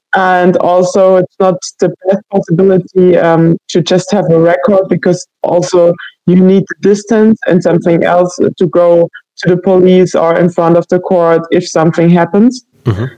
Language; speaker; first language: English; non-native, fluent; German